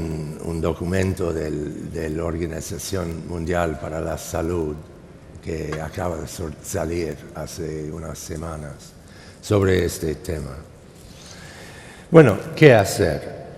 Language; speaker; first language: Spanish; non-native, fluent; English